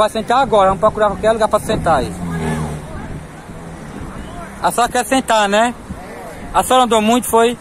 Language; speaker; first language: Portuguese; native; Portuguese